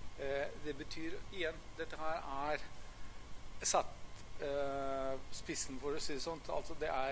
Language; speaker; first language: Norwegian; non-native, fluent; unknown